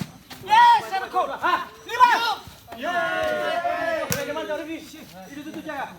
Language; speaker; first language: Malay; non-native, local second language; Nias